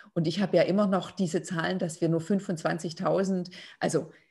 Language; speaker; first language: German; non-native, fluent; Lithuanian